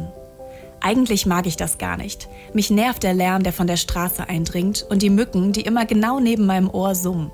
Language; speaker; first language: German; native; German